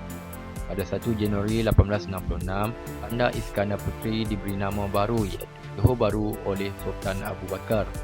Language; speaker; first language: Malay; native; Malay